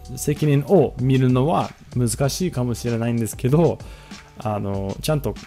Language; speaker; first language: Japanese; non-native, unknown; English